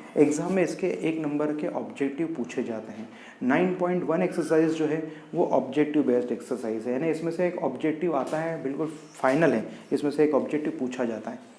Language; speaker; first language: Hindi; native; Hindi